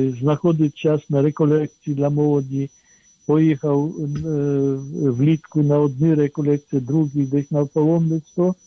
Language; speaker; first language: Ukrainian; non-native, fluent; Polish